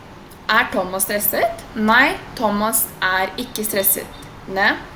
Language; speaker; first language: Norwegian; non-native, fluent; Portuguese